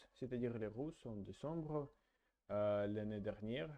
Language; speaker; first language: French; non-native, learner; English